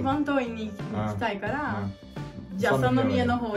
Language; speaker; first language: Japanese; non-native, learner; Portuguese